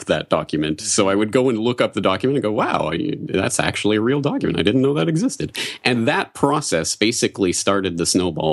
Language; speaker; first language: English; native; English